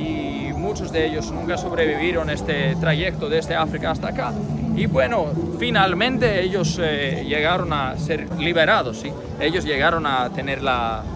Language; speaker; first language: Spanish; non-native, fluent; Portuguese